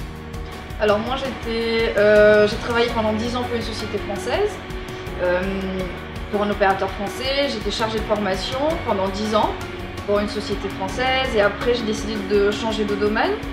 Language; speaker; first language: French; non-native, local second language; Morisyen